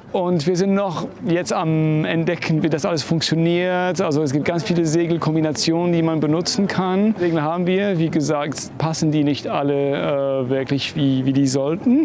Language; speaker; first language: German; non-native, fluent; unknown